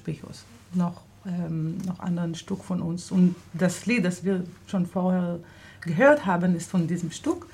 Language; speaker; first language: German; non-native, fluent; Hebrew